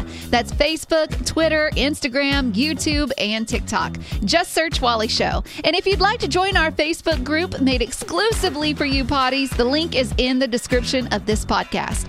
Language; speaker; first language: English; native; English